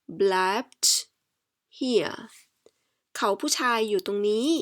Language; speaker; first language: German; non-native, fluent; Thai